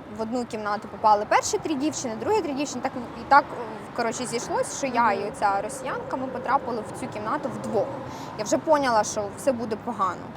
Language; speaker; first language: Ukrainian; non-native, local second language; Russian